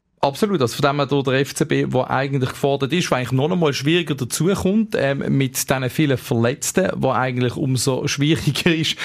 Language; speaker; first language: German; native; German